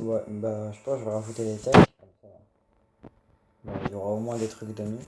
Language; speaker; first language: French; native; French